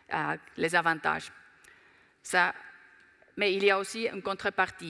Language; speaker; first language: French; non-native, fluent; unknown